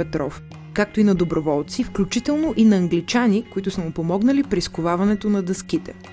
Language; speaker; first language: Bulgarian; native; Bulgarian